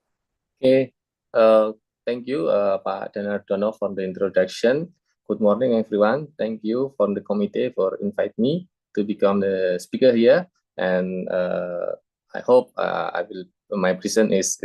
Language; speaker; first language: English; non-native, fluent; Indonesian